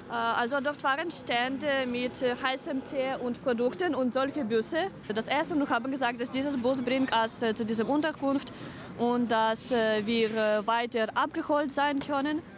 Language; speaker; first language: German; non-native, fluent; Ukrainian